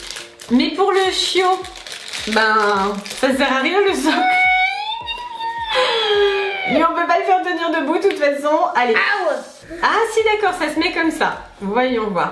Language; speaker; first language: French; native; French